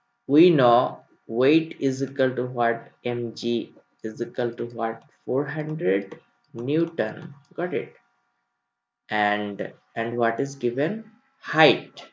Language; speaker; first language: English; non-native, local second language; Sylheti